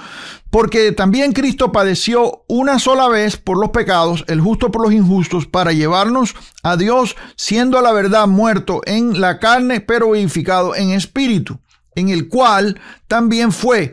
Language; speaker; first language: Spanish; native; Spanish